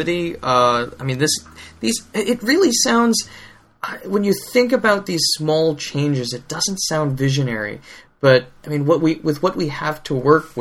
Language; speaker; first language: English; native; English